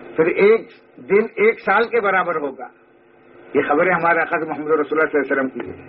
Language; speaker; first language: Urdu; native; Urdu